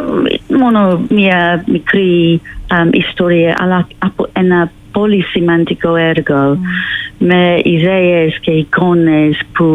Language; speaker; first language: Greek; non-native, fluent; English